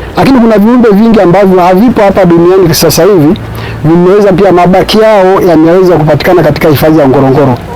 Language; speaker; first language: Swahili; non-native, local second language; Masai